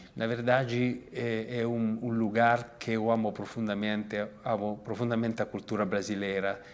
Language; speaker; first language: Portuguese; non-native, fluent; Italian